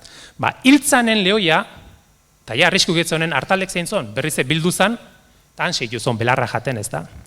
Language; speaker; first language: Basque; native; Basque